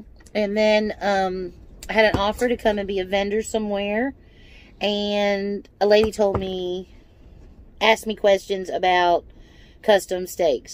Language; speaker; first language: English; native; English